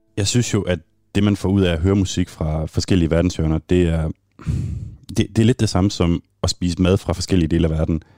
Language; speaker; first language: Danish; native; Danish